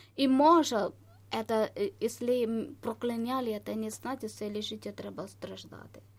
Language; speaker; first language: Ukrainian; non-native, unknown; Malayalam